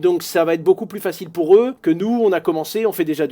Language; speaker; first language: French; native; French